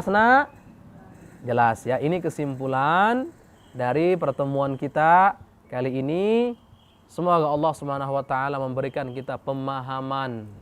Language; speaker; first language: Indonesian; native; Indonesian